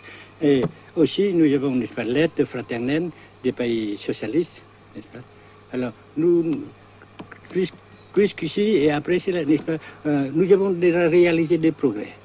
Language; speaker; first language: French; non-native, fluent; Vietnamese